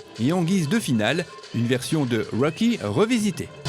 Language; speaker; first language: French; native; French